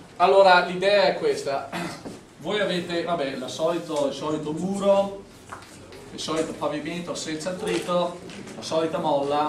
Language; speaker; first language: Italian; native; Italian